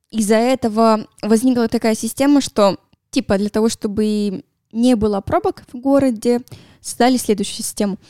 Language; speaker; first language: Russian; non-native, fluent; Spanish